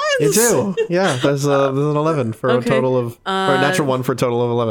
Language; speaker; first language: English; native; English